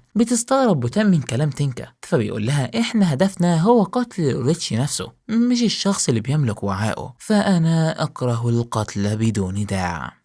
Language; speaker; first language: Arabic; native; Arabic